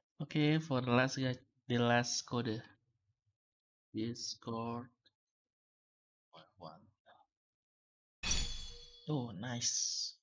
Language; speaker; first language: English; non-native, learner; Malay